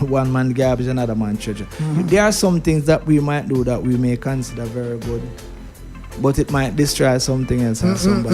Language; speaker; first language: English; native; English